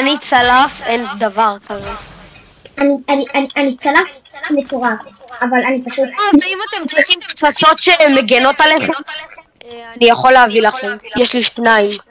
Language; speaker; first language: Hebrew; native; Hebrew